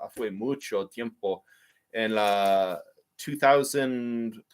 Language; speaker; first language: Spanish; non-native, learner; English